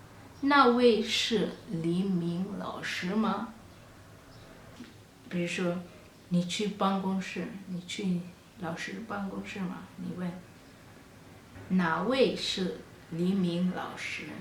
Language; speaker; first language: Chinese; non-native, fluent; Kalenjin